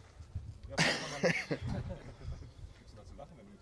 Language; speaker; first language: German; native; German